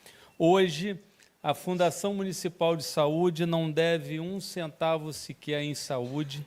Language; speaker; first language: Portuguese; native; Portuguese